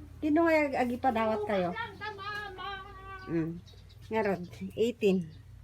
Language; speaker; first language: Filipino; non-native, local second language; Iloko